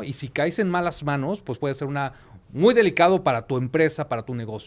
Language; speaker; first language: Spanish; native; Spanish